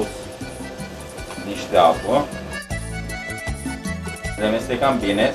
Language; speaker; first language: Romanian; non-native, learner; Turkish